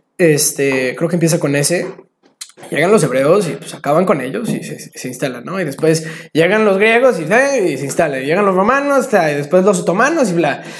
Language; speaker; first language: Spanish; native; Spanish